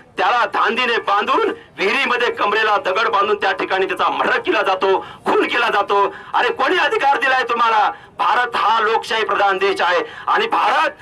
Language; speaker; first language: Marathi; non-native, local second language; Lambadi